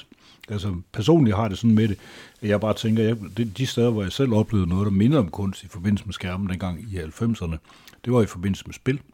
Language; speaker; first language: Danish; native; Danish